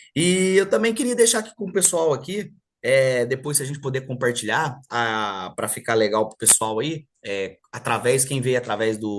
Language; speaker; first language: Portuguese; native; Portuguese